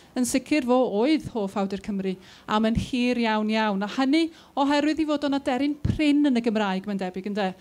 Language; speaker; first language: Welsh; native; Welsh